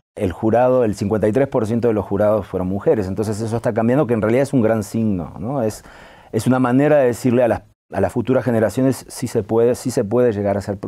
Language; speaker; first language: Spanish; native; Spanish